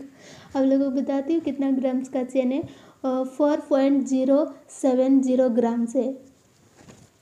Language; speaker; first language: Hindi; non-native, local second language; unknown